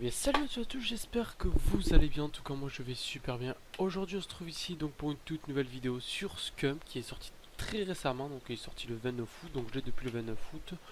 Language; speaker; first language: French; native; French